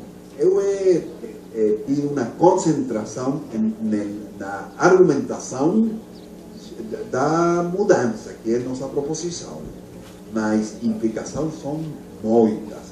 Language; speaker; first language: Portuguese; non-native, learner; Spanish